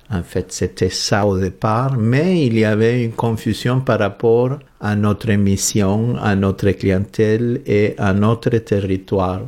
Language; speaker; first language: French; non-native, fluent; Spanish